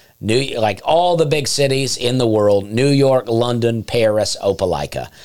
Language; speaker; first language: English; native; English